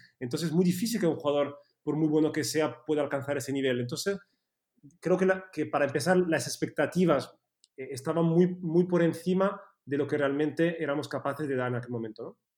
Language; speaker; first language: Spanish; early bilingual, heritage; Spanish